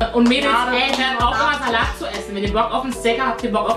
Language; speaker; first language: German; native; German